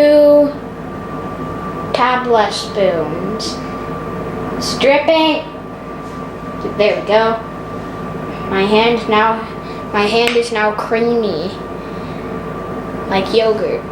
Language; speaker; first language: English; native; English